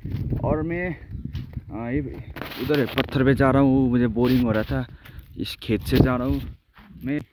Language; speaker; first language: Hindi; non-native, local second language; Nepali